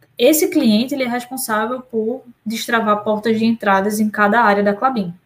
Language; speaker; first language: Portuguese; native; Portuguese